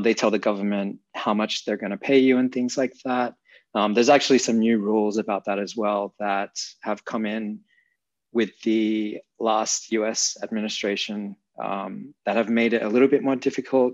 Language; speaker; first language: English; native; English